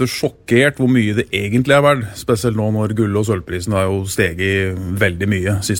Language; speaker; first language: Norwegian; native; Norwegian